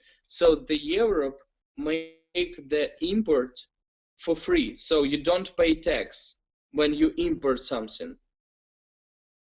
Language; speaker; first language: English; non-native, learner; Ukrainian